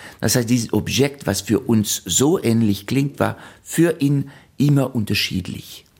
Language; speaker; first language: German; non-native, fluent; French